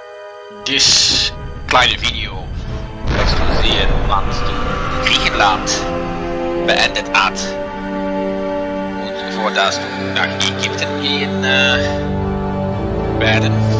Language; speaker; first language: German; non-native, learner; Dutch